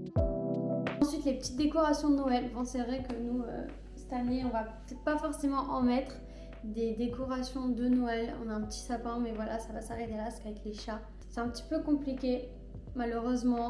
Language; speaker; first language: French; native; French